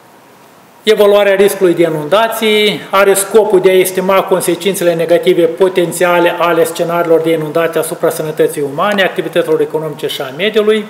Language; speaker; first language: Romanian; native; Romanian